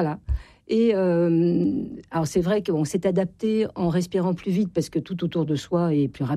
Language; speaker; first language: French; native; French